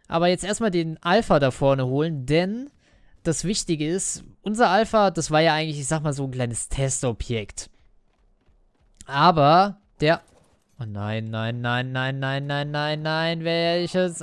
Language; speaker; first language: German; native; German